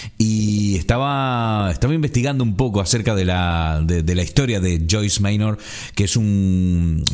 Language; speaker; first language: Spanish; native; Spanish